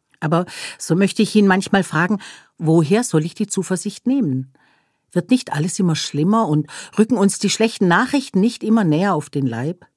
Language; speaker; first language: German; native; German